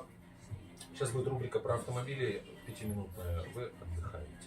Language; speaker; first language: Russian; native; Russian